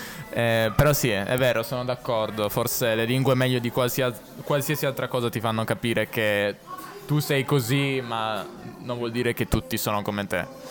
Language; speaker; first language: Italian; native; Italian